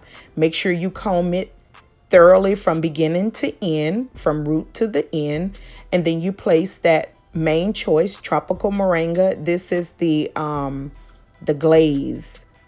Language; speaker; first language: English; native; English